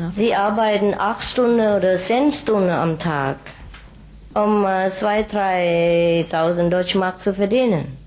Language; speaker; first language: German; non-native, fluent; Vietnamese